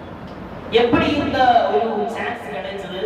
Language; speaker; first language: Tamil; non-native, learner; Malayalam